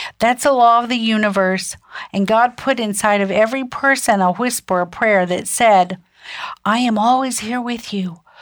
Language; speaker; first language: English; early bilingual, other home language; German